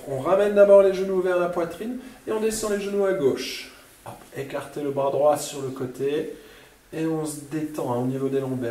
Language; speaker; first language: French; native; French